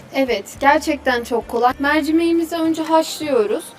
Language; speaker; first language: Turkish; native; Turkish